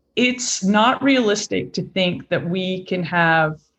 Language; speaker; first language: English; native; English